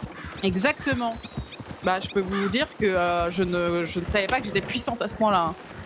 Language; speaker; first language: French; native; French